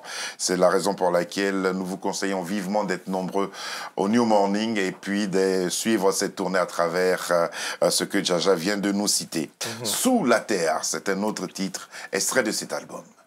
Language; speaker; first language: French; native; French